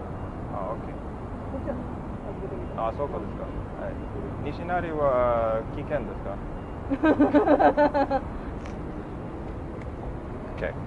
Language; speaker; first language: Japanese; non-native, learner; English